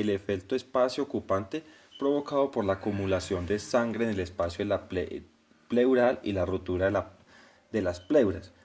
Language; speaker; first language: Spanish; native; Spanish